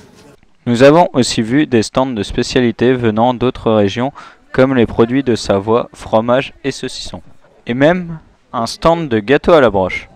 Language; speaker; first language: French; native; French